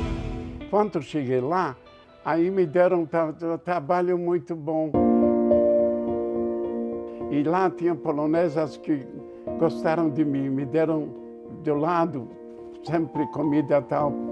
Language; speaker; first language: Portuguese; non-native, fluent; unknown